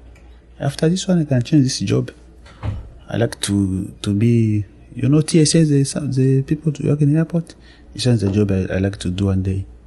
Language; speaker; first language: English; non-native, learner; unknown